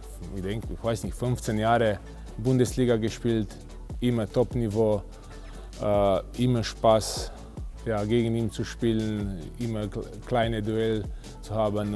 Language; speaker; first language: German; non-native, fluent; Slovenian